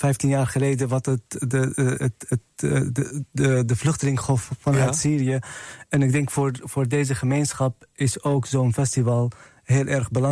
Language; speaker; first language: Dutch; non-native, fluent; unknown